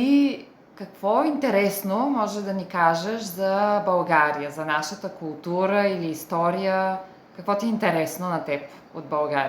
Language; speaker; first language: Bulgarian; native; Bulgarian